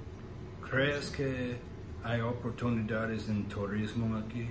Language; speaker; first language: Spanish; non-native, learner; English